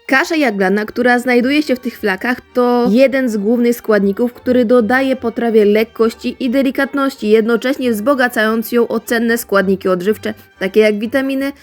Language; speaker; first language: Polish; native; Polish